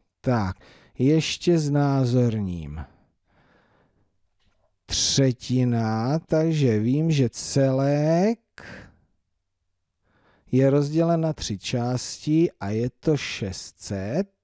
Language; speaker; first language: Czech; native; Czech